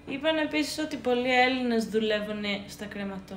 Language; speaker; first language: Greek; early bilingual, heritage; Greek